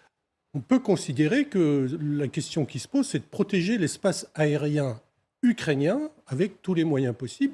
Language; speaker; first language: French; native; French